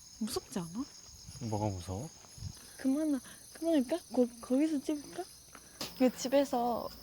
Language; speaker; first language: Korean; non-native, learner; Japanese